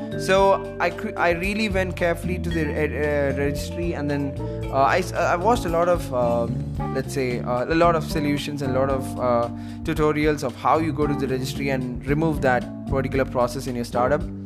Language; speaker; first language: English; non-native, local second language; Malayalam